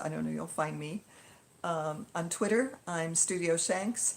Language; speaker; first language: English; native; English